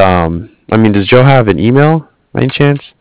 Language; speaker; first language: English; native; English